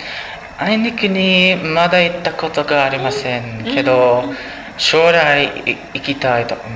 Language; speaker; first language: Japanese; non-native, learner; English